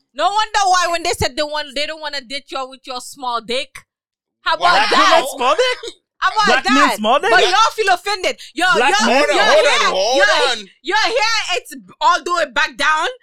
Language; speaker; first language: English; non-native, fluent; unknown